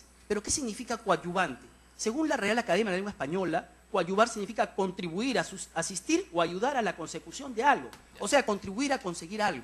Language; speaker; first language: Spanish; native; Spanish